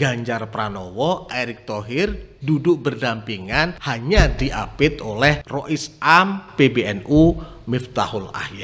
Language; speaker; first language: Indonesian; native; Indonesian